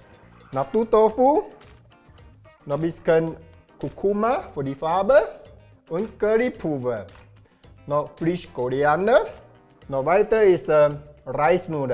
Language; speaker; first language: German; non-native, learner; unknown